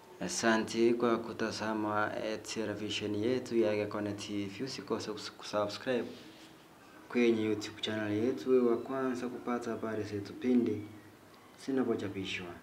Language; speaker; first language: Swahili; non-native, local second language; Gusii